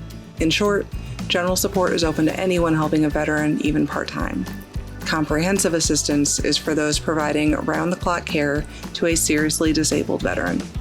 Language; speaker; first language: English; native; English